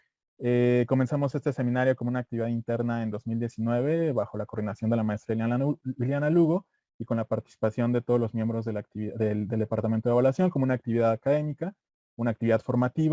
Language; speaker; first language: Spanish; native; Spanish